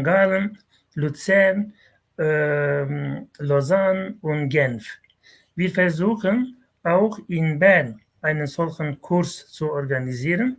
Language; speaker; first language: German; non-native, fluent; Kurdish